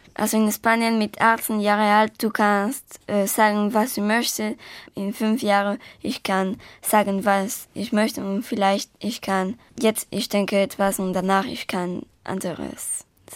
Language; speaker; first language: German; non-native, learner; Spanish